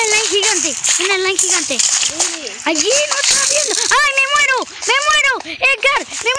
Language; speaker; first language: Spanish; native; Spanish